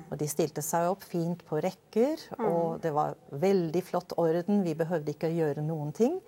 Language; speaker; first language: Norwegian; early bilingual, other home language; Danish